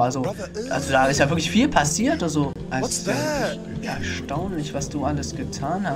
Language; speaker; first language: German; native; German